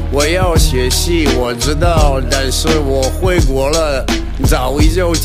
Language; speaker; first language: Chinese; non-native, learner; Russian